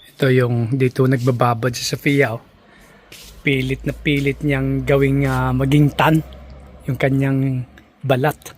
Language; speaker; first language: Filipino; native; Filipino